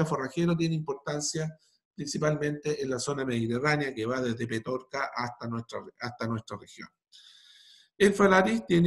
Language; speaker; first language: Spanish; native; Spanish